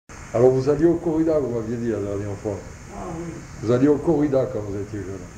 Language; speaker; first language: French; native; French